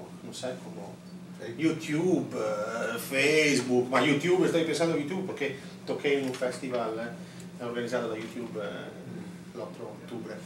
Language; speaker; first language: Spanish; non-native, fluent; Italian